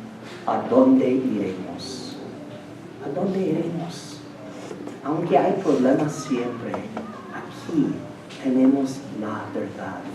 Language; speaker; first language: Spanish; non-native, fluent; English